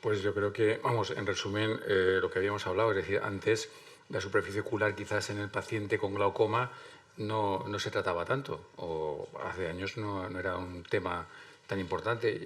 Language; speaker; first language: Spanish; native; Spanish